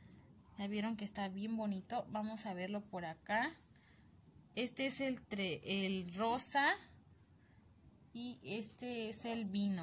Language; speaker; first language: Spanish; native; Spanish